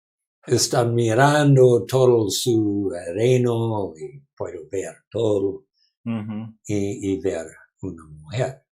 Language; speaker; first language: Spanish; non-native, learner; English